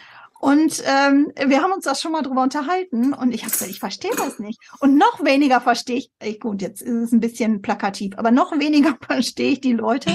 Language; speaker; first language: German; native; German